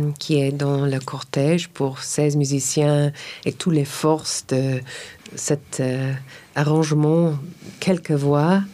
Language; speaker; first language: French; non-native, fluent; English